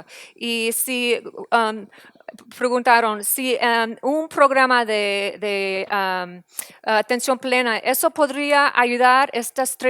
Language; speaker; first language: Spanish; non-native, fluent; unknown